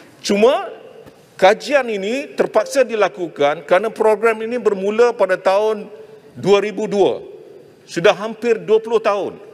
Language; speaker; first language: Malay; native; Malay